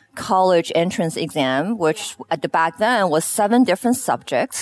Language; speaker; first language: English; non-native, fluent; Chinese